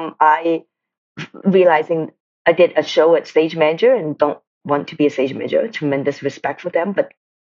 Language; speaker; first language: English; non-native, local second language; Cantonese